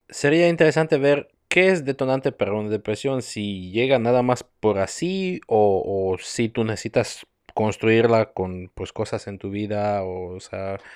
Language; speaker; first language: Spanish; non-native, fluent; Croatian